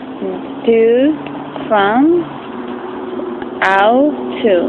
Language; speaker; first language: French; non-native, fluent; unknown